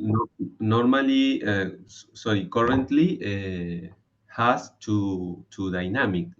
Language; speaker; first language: English; non-native, learner; Spanish